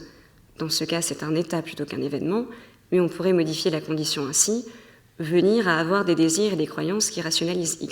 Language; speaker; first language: French; native; French